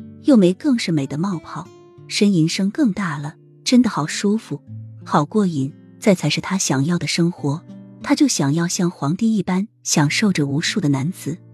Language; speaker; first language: Chinese; native; Chinese